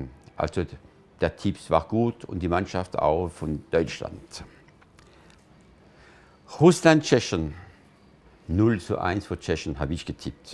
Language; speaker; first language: German; non-native, fluent; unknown